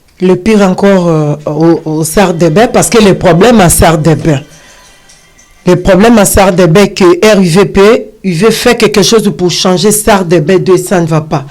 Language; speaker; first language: French; non-native, learner; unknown